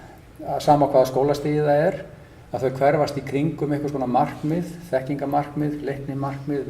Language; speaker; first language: Icelandic; native; Icelandic